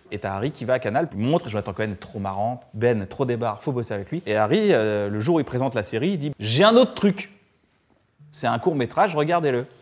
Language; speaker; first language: French; native; French